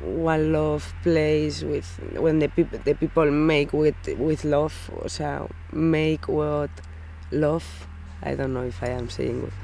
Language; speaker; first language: English; non-native, learner; Spanish